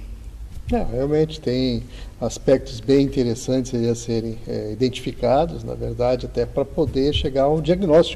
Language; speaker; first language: Portuguese; native; Portuguese